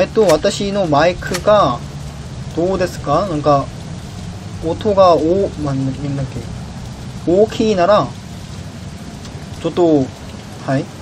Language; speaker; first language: Japanese; non-native, learner; Korean